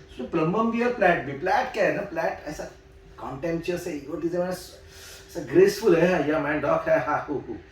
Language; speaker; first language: Hindi; non-native, local second language; Marathi